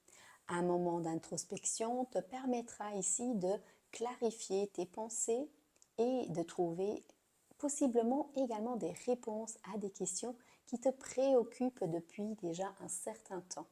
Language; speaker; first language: French; native; French